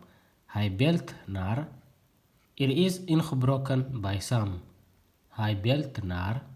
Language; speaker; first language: Dutch; non-native, fluent; Tigrinya